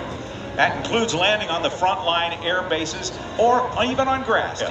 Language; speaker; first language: English; native; English